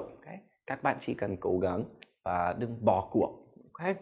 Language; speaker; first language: Vietnamese; non-native, fluent; English